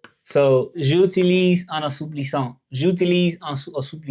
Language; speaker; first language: French; non-native, learner; English